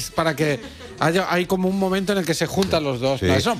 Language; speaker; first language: Spanish; native; Spanish